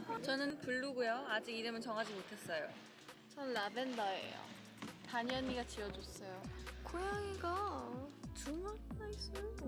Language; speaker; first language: Korean; non-native, fluent; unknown